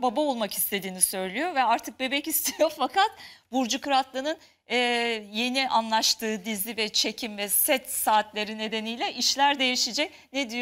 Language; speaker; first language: Turkish; native; Turkish